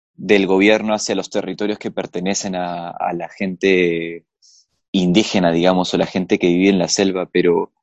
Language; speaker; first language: Spanish; native; Spanish